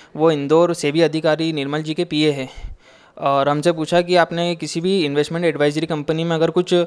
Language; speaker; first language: Hindi; native; Hindi